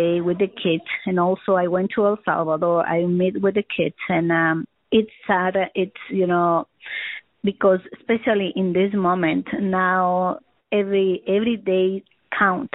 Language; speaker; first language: English; non-native, learner; Spanish